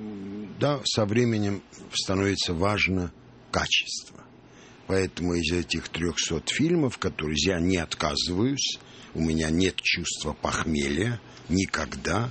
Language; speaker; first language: Russian; non-native, local second language; Armenian